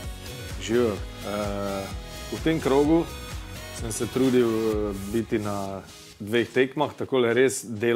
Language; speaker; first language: Slovenian; native; Slovenian